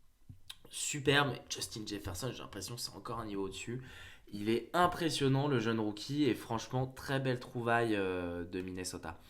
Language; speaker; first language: French; native; French